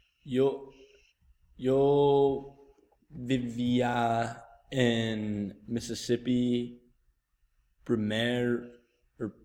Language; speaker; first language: Spanish; non-native, learner; English